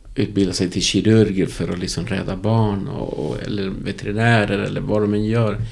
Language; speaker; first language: Swedish; early bilingual, other home language; Spanish